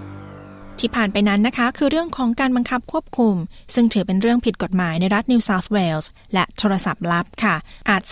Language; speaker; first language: Thai; native; Thai